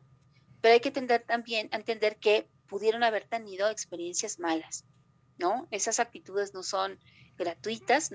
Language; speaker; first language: Spanish; native; Spanish